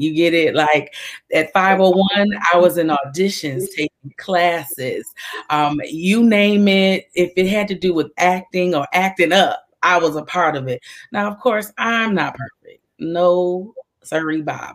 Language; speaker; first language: English; native; English